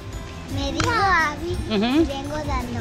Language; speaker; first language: Spanish; early bilingual, other home language; Filipino